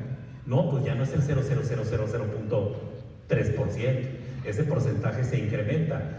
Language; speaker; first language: Spanish; native; Spanish